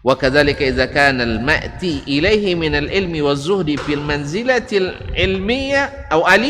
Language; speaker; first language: Arabic; non-native, fluent; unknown